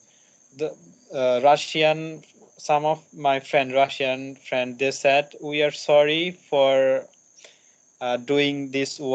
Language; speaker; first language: English; non-native, learner; Bangla